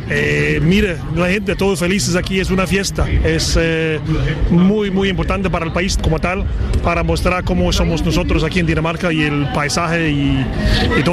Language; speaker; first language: Spanish; non-native, fluent; Danish